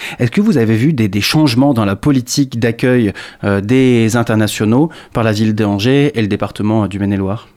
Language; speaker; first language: French; native; French